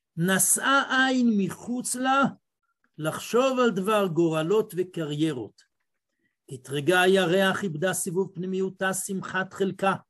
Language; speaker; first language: Hebrew; native; Hebrew